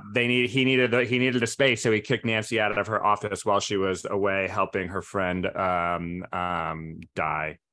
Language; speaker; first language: English; native; English